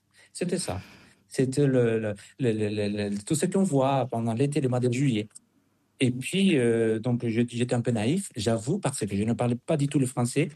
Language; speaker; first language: French; non-native, fluent; Spanish